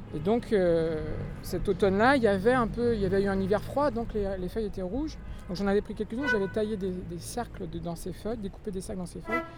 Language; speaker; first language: French; native; French